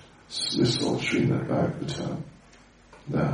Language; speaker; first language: Russian; non-native, learner; English